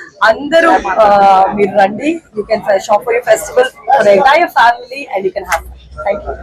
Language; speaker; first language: Telugu; non-native, learner; Kannada